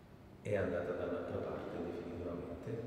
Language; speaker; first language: Italian; native; Italian